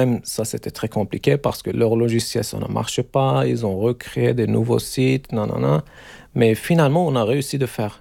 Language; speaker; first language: French; non-native, learner; Turkish